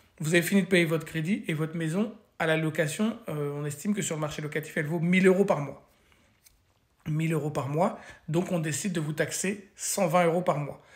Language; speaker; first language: French; native; French